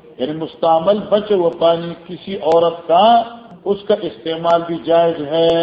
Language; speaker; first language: Urdu; non-native, local second language; Northern Hindko